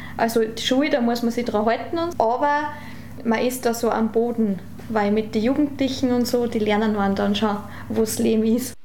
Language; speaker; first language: German; native; German